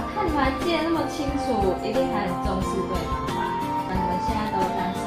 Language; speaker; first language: Chinese; native; Chinese